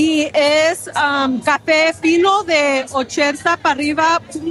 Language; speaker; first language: Spanish; early bilingual, heritage; English